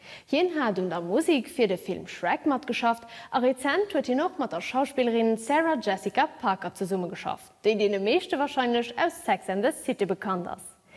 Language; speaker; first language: German; non-native, local second language; Luxembourgish